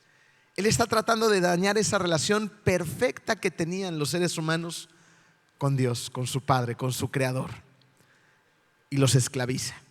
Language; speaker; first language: Spanish; native; Spanish